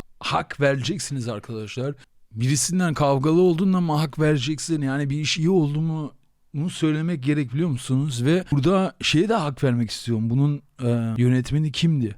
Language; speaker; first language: Turkish; native; Turkish